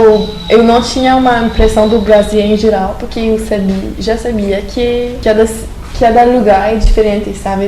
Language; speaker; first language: Portuguese; non-native, fluent; French